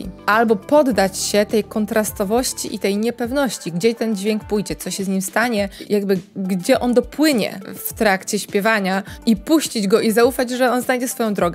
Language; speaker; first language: Polish; native; Polish